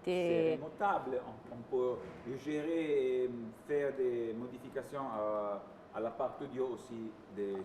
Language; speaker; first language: French; non-native, fluent; Italian